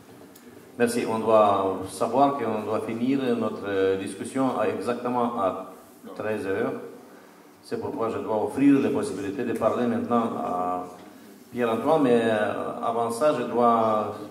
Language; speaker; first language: French; non-native, fluent; Romanian